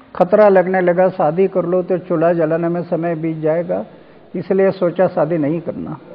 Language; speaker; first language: Hindi; non-native, local second language; Marathi